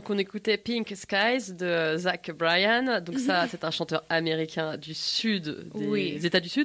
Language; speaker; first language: French; native; French